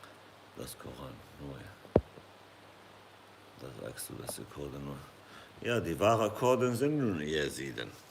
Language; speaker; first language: German; non-native, fluent; Kurdish